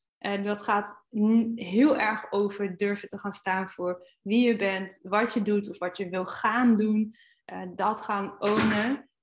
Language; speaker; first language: Dutch; native; Dutch